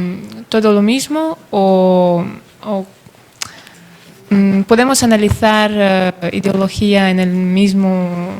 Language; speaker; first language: Spanish; non-native, fluent; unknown